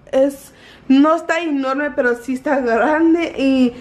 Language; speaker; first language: Spanish; early bilingual, heritage; Spanish